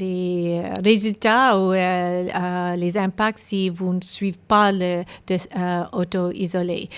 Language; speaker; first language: French; non-native, local second language; English